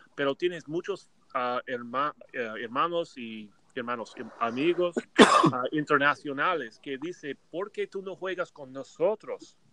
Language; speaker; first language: Spanish; non-native, learner; English